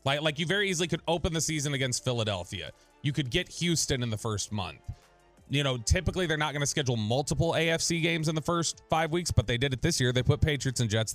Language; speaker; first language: English; native; English